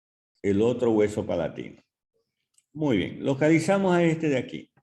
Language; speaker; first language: Spanish; native; Spanish